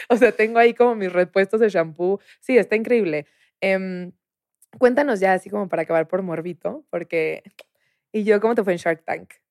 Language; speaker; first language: Spanish; native; Spanish